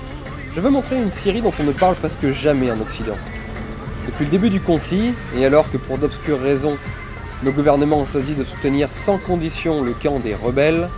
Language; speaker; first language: French; native; French